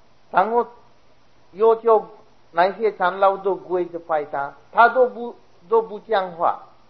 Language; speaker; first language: Chinese; non-native, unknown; Sinhala